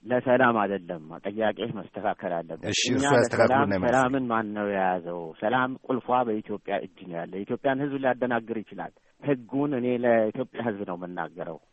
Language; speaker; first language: Amharic; non-native, local second language; Tigrinya